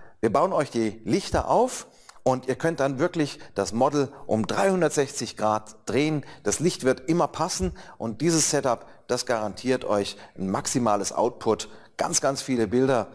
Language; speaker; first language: German; native; German